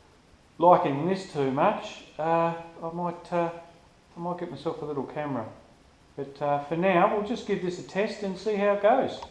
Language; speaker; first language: English; native; English